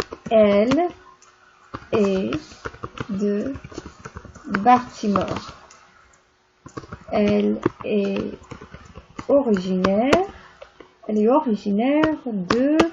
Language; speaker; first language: French; non-native, fluent; English